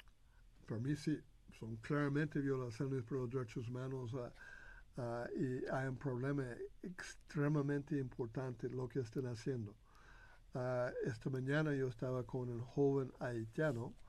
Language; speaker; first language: Spanish; non-native, fluent; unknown